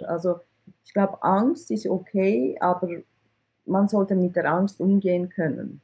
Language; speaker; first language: German; early bilingual, other home language; Persian